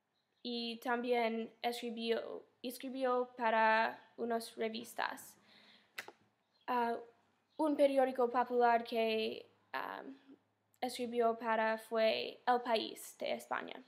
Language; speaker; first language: Spanish; non-native, fluent; English